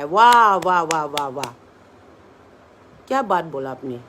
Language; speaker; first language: Hindi; non-native, local second language; Manipuri